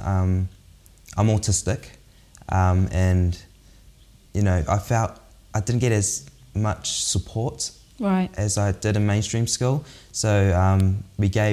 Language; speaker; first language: English; native; English